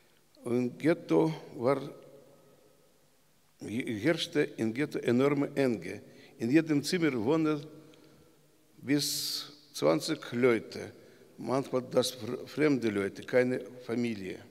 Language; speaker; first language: German; non-native, learner; Russian